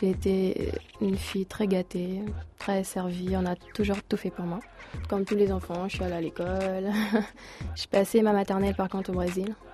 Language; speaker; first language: French; early bilingual, other home language; Portuguese